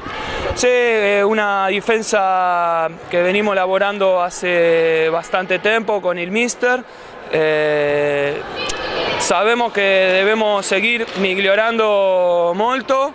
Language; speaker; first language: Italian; non-native, learner; Spanish